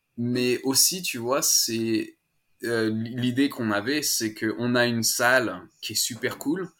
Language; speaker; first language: French; native; French